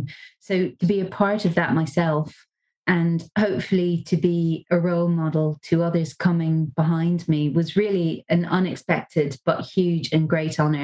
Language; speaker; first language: English; native; English